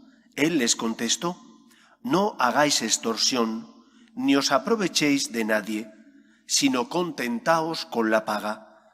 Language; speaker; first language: Spanish; native; Spanish